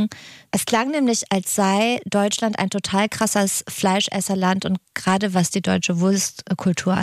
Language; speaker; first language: German; native; German